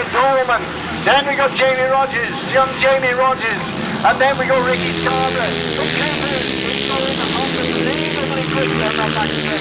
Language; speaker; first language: English; native; English